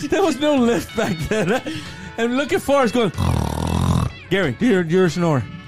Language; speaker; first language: English; native; English